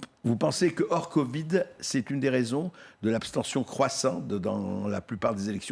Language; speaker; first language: French; native; French